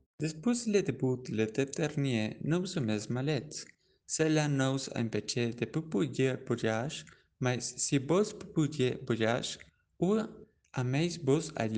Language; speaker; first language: French; non-native, learner; Spanish